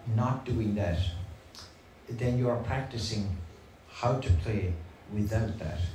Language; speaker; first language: English; native; English